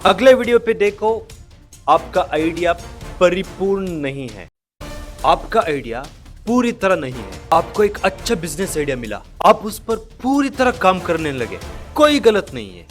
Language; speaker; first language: Hindi; non-native, local second language; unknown